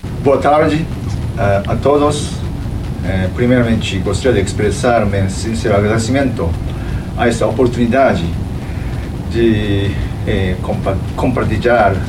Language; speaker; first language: Portuguese; non-native, fluent; Japanese